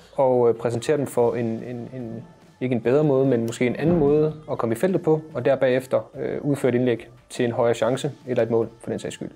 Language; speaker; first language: Danish; native; Danish